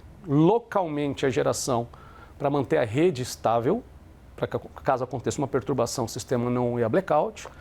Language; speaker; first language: Portuguese; native; Portuguese